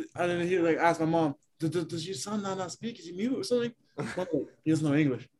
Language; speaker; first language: English; non-native, fluent; Haitian Creole